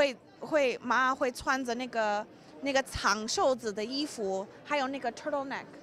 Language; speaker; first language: Chinese; early bilingual, heritage; English